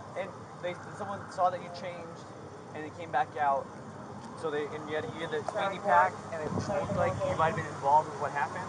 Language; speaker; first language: English; native; English